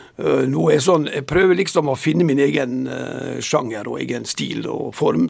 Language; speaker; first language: Norwegian; native; Norwegian